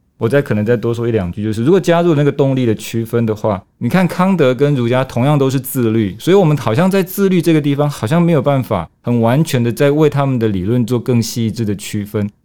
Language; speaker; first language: Chinese; native; Chinese